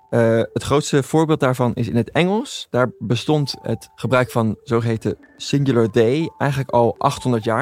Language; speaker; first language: Dutch; native; Dutch